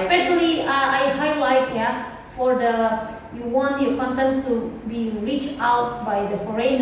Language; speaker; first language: English; non-native, learner; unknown